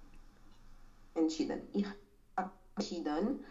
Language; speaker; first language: German; non-native, learner; Romanian